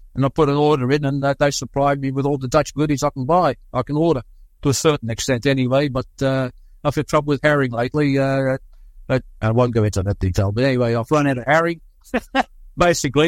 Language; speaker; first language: English; early bilingual, other home language; Dutch